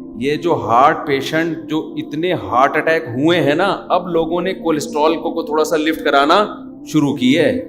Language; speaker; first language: Urdu; native; Urdu